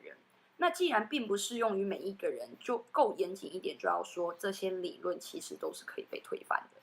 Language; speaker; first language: Chinese; native; Chinese